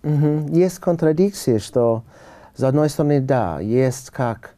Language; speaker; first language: Russian; non-native, learner; English